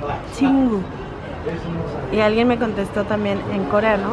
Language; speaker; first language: Spanish; native; Spanish